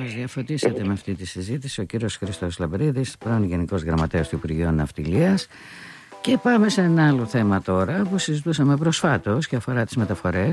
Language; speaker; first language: Greek; native; Greek